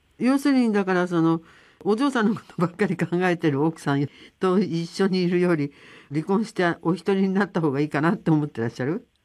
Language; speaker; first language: Japanese; native; Japanese